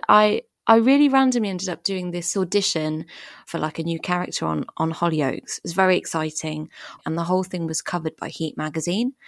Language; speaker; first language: English; early bilingual, other home language; French